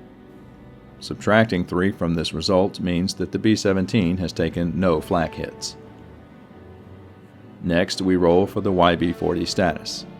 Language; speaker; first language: English; native; English